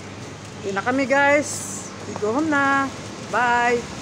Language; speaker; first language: Filipino; non-native, local second language; Cebuano